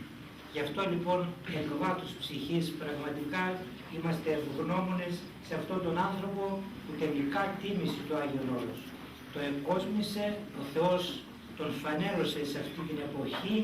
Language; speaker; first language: Greek; native; Greek